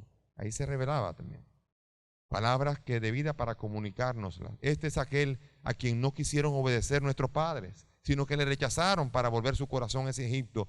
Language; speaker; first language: Spanish; native; Spanish